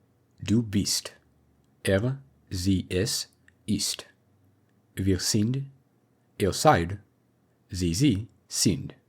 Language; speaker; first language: German; non-native, fluent; English